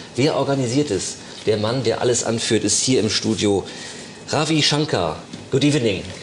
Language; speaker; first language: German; native; German